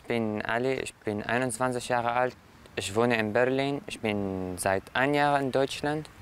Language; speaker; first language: German; non-native, learner; Arabic